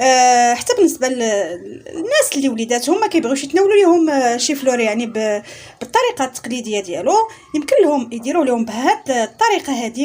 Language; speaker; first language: Arabic; native; Arabic